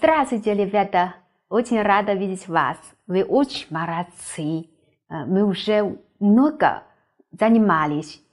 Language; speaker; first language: Russian; non-native, fluent; Chinese